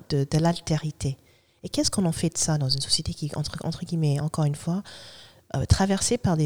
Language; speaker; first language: French; non-native, fluent; English